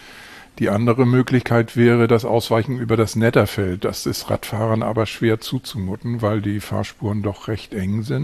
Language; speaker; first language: German; native; German